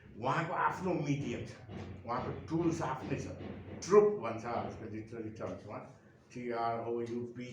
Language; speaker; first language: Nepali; non-native, local second language; Maithili